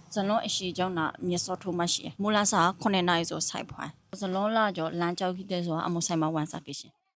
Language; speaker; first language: Burmese; native; Burmese